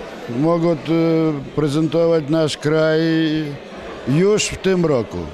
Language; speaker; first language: Polish; non-native, fluent; Ukrainian